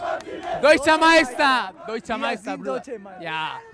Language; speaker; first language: German; non-native, learner; Spanish